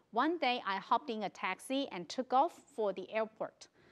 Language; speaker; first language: English; non-native, fluent; Chinese